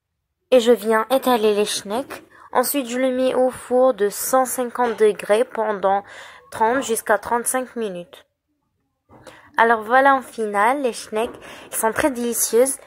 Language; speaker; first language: French; non-native, local second language; Arabic